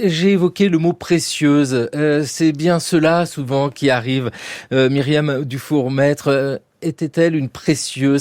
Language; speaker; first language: French; native; French